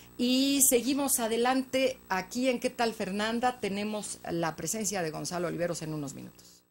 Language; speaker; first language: Spanish; native; Spanish